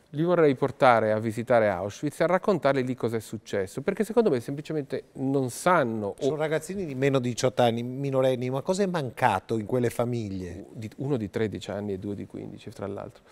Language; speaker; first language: Italian; native; Italian